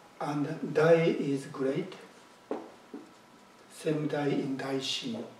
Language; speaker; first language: English; non-native, fluent; Japanese